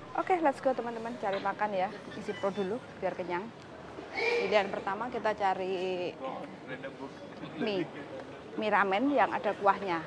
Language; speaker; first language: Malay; non-native, local second language; Javanese